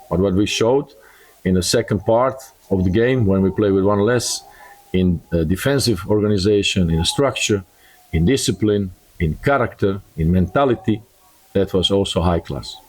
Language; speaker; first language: English; non-native, learner; Croatian